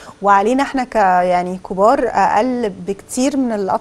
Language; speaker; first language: Arabic; native; Arabic